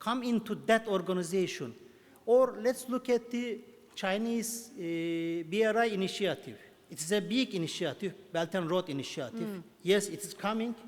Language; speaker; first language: English; non-native, fluent; Turkish